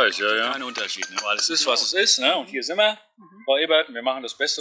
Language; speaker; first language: German; native; German